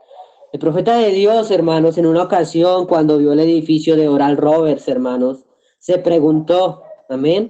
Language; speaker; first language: Spanish; native; Spanish